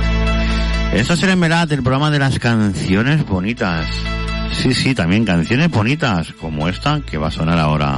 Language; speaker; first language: Spanish; native; Spanish